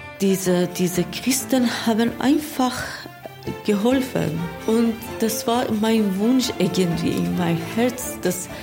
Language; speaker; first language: German; non-native, learner; Persian